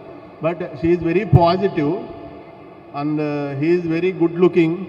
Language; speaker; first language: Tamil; non-native, learner; Telugu